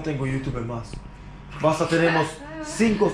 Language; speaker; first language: Spanish; non-native, learner; Swedish